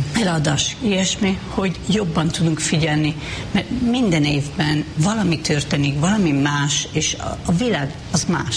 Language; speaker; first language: Hungarian; non-native, fluent; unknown